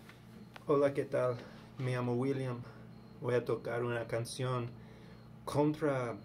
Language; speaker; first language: Spanish; non-native, learner; English